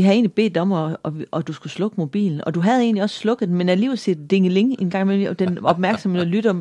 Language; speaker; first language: Danish; native; Danish